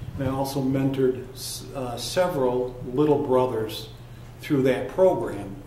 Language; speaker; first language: English; native; English